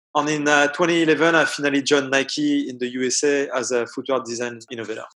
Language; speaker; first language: English; non-native, fluent; French